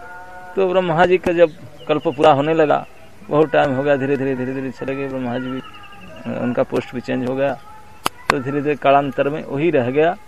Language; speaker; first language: Hindi; non-native, local second language; Odia